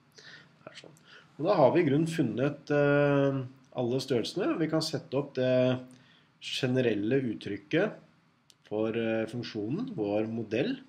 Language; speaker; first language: Norwegian; native; Norwegian